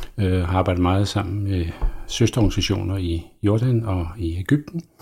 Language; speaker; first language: Danish; native; Danish